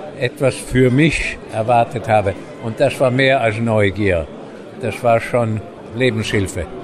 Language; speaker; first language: German; native; German